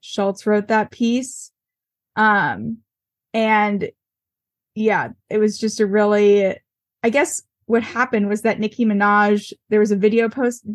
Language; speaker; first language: English; native; English